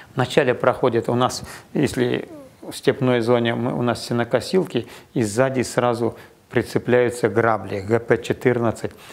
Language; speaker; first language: Russian; non-native, local second language; Kazakh